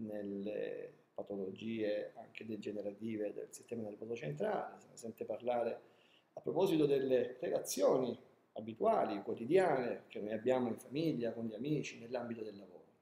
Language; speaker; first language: Italian; native; Italian